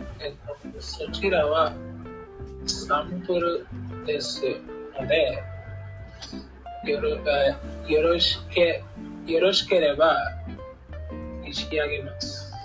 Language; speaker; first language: Japanese; non-native, learner; English